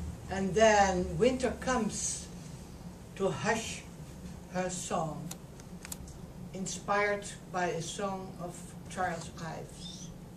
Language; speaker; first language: English; non-native, fluent; Dutch